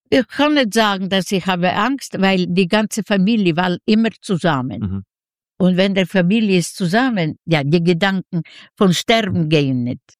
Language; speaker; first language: German; non-native, learner; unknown